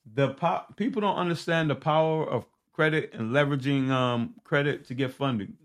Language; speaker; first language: English; early bilingual, other home language; Haitian Creole